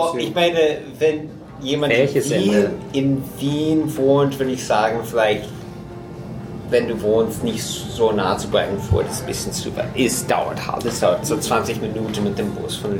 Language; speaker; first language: German; non-native, fluent; English